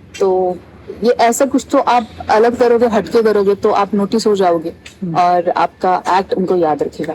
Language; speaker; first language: Hindi; non-native, local second language; Marathi